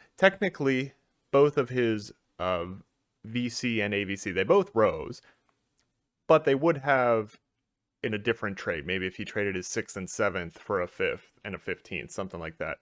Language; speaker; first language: English; native; English